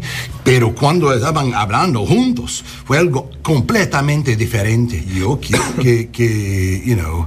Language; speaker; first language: Spanish; non-native, learner; English